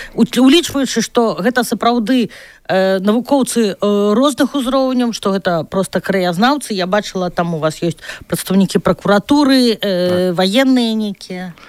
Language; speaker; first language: Belarusian; non-native, local second language; Russian